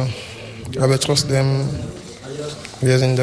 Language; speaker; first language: German; non-native, fluent; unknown